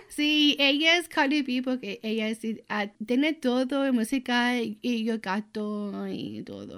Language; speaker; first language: Spanish; early bilingual, heritage; Spanish